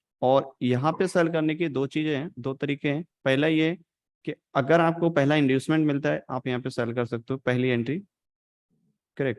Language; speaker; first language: Hindi; native; Hindi